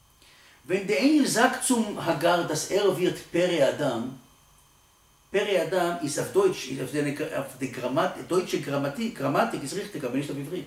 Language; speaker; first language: German; non-native, learner; Hebrew